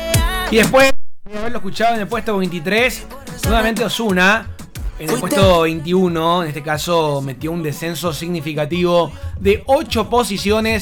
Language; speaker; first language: Spanish; native; Spanish